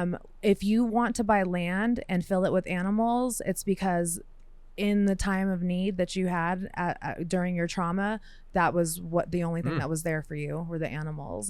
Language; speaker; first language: English; native; English